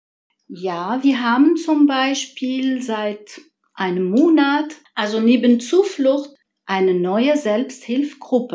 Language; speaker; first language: German; non-native, fluent; Arabic